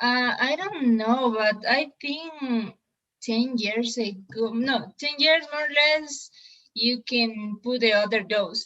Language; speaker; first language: English; non-native, learner; Spanish